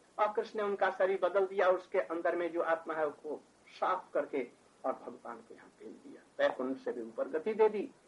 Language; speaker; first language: Hindi; native; Hindi